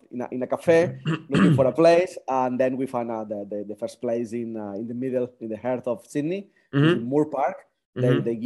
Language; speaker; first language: English; non-native, fluent; Spanish